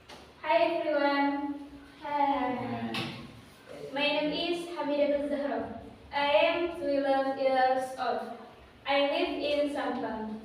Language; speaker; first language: English; non-native, learner; Indonesian